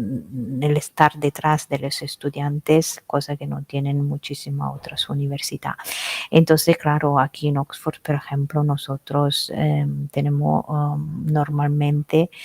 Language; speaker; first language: Spanish; non-native, fluent; Italian